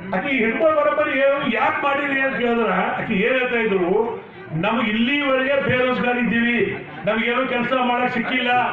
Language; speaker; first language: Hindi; non-native, local second language; Kannada